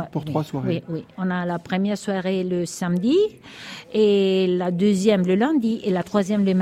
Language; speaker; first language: French; non-native, fluent; Italian